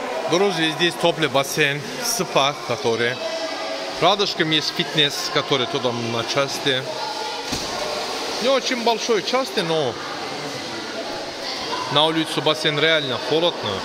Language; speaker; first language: Russian; non-native, learner; Turkish